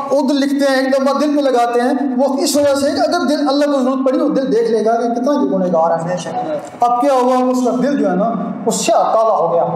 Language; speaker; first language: Urdu; non-native, local second language; Punjabi